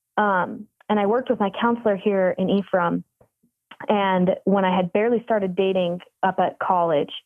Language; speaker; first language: English; native; English